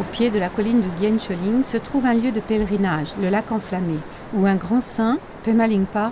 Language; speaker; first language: French; native; French